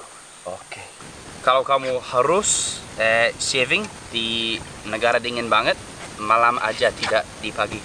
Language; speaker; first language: Indonesian; non-native, learner; English